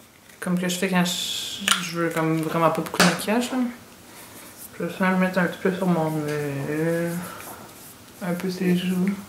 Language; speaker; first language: French; native; French